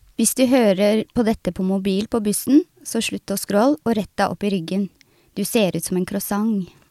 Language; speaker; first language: Norwegian; early bilingual, other home language; Somali